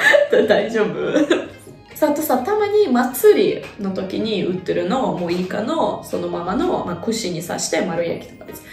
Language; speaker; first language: Japanese; non-native, fluent; Russian